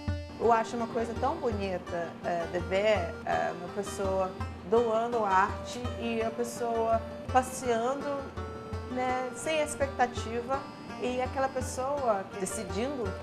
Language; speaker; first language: Portuguese; non-native, fluent; English